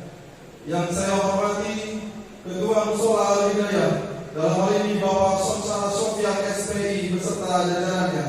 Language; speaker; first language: Indonesian; native; Indonesian